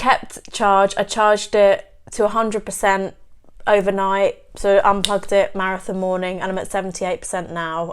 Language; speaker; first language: English; native; English